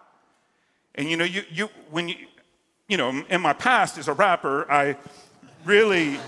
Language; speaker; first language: English; native; English